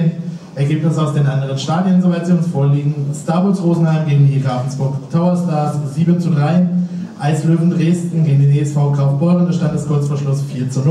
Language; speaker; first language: German; native; German